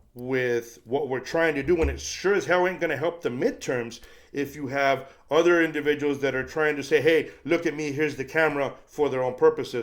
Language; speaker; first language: English; native; English